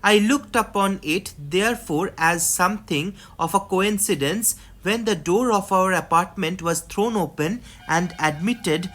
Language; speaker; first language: English; non-native, local second language; Bangla